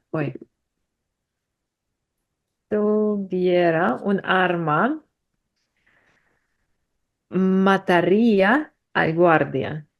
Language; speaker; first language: Spanish; non-native, learner; English